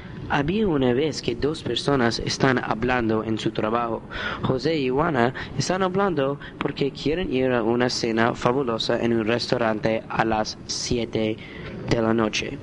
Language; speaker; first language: Spanish; non-native, learner; English